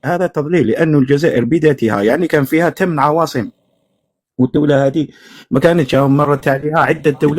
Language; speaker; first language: Arabic; native; Arabic